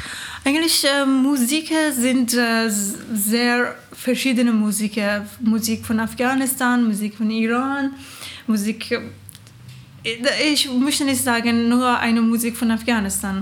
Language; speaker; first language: German; non-native, learner; Persian